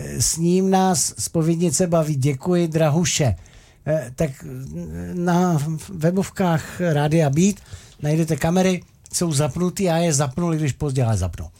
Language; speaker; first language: Czech; native; Czech